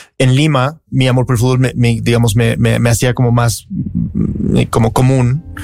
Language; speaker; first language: Spanish; early bilingual, heritage; Spanish